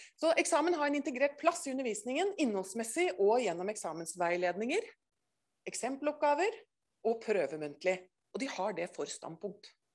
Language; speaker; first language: Norwegian; native; Norwegian